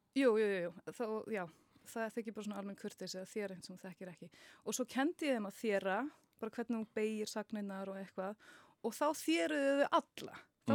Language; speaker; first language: Icelandic; early bilingual, heritage; Icelandic